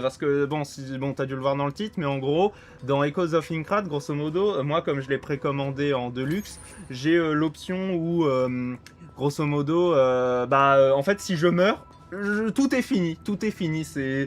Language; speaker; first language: French; native; French